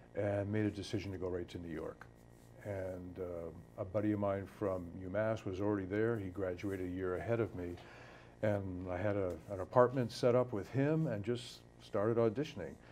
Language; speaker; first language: English; native; English